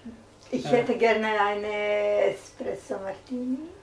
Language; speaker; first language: German; non-native, learner; Italian